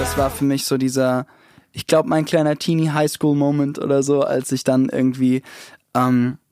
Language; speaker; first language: German; native; German